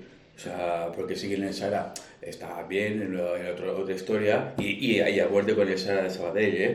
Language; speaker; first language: Spanish; native; Spanish